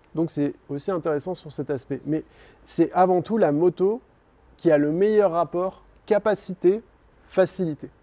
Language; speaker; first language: French; native; French